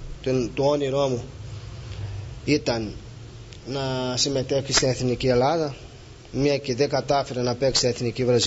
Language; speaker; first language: Greek; non-native, fluent; Portuguese